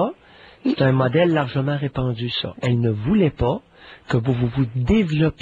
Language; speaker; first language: French; native; French